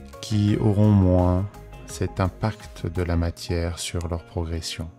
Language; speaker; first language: French; native; French